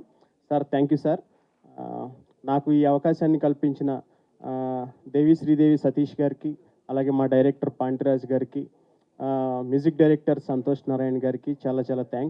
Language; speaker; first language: Telugu; native; Telugu